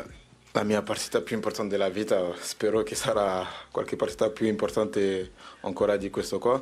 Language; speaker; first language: Italian; non-native, fluent; French